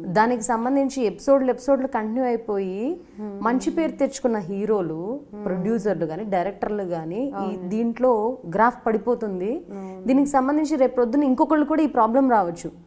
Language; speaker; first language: Telugu; native; Telugu